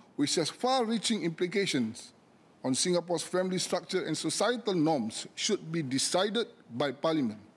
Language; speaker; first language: English; non-native, local second language; Malay